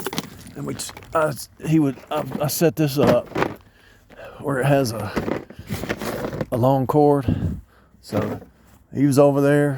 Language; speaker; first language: English; native; English